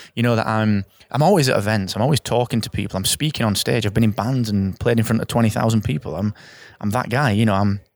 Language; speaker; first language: English; native; English